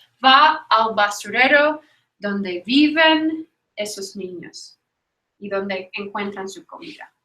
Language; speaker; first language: Spanish; non-native, fluent; English